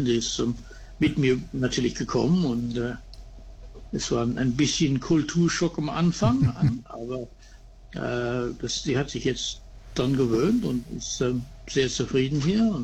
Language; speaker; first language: German; early bilingual, heritage; German